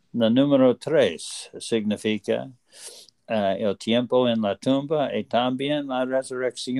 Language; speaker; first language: Spanish; non-native, learner; English